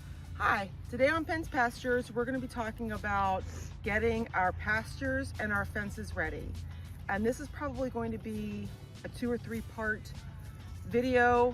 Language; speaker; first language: English; native; English